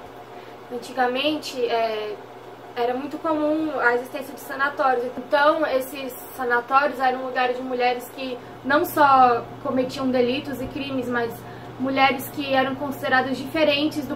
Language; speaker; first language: Portuguese; native; Portuguese